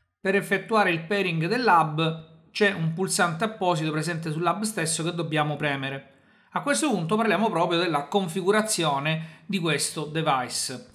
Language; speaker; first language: Italian; native; Italian